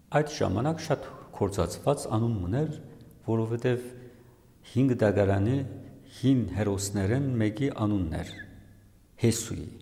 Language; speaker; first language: Armenian; native; Armenian